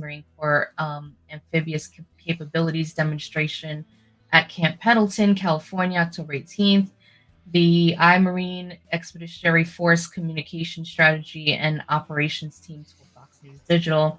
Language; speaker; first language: English; native; English